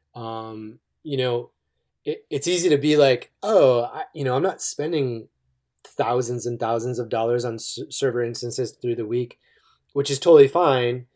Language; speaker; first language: English; native; English